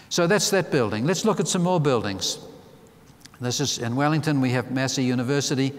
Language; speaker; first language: English; native; English